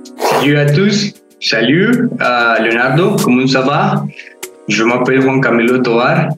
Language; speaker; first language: French; non-native, fluent; Spanish